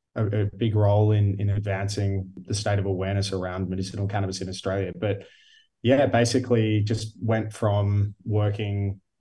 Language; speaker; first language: English; native; English